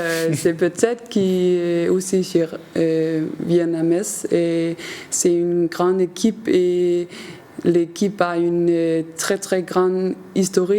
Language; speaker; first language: French; non-native, learner; Danish